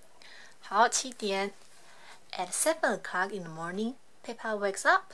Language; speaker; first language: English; non-native, fluent; Chinese